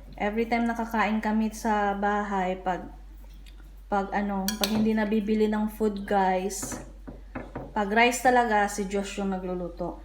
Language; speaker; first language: Filipino; non-native, local second language; Cebuano